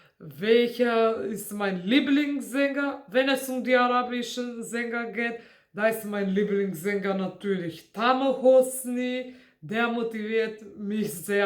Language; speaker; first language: German; non-native, fluent; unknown